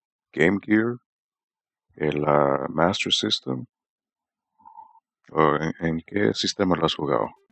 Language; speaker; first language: Spanish; non-native, learner; English